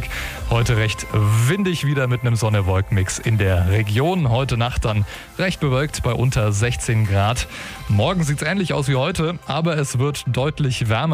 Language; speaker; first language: German; native; German